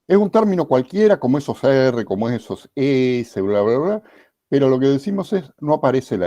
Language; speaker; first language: Spanish; native; Spanish